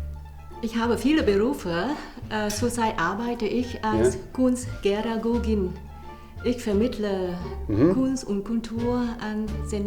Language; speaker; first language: German; non-native, fluent; Vietnamese